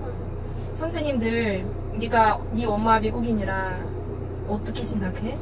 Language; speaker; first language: Korean; non-native, learner; Russian